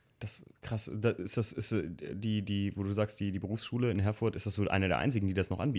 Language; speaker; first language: German; native; German